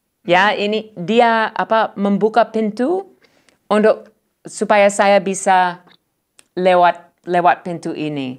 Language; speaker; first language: Indonesian; non-native, learner; English